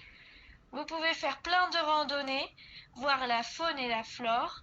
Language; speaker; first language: French; non-native, fluent; Spanish